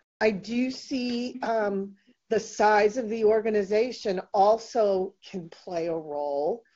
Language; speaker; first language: English; native; English